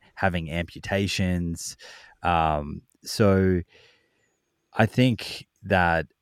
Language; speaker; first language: English; native; English